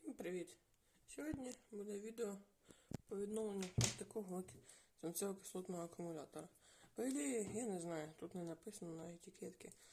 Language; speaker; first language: Ukrainian; non-native, local second language; Russian